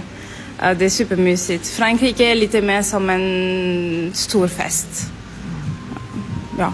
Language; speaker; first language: Swedish; non-native, fluent; French